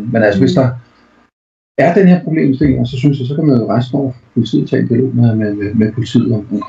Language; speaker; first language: Danish; native; Danish